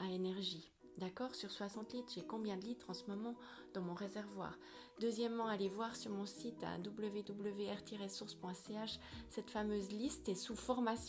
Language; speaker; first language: French; native; French